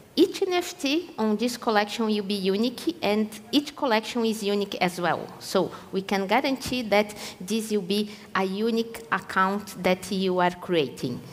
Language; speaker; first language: English; non-native, fluent; Portuguese